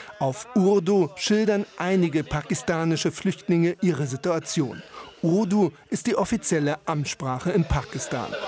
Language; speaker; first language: German; native; German